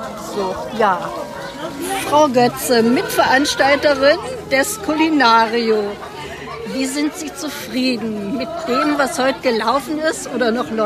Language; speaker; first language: German; native; German